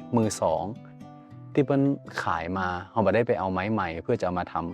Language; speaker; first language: Thai; native; Thai